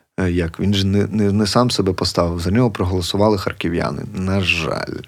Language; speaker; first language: Ukrainian; native; Ukrainian